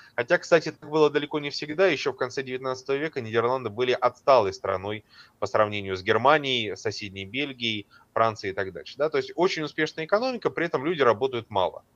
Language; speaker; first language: Russian; native; Russian